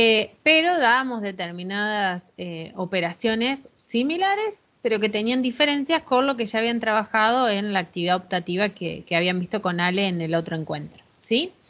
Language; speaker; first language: Spanish; native; Spanish